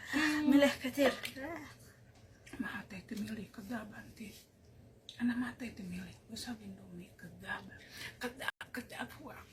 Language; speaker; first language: Arabic; non-native, learner; Amharic